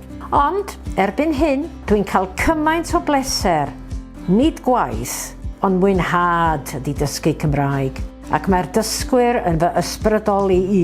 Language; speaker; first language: Welsh; non-native, fluent; English